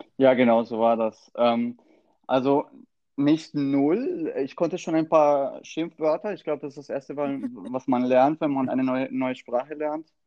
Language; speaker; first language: German; non-native, fluent; Spanish